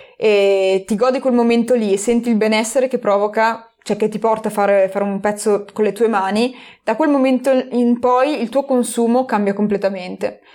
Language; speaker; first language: Italian; native; Italian